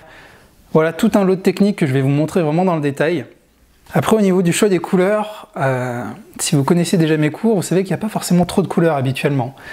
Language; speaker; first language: French; native; French